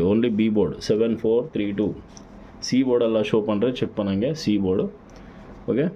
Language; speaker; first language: Tamil; non-native, learner; Kannada